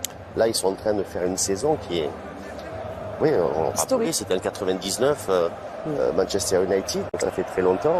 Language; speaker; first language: French; native; French